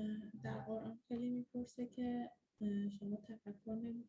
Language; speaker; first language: Persian; early bilingual, heritage; Persian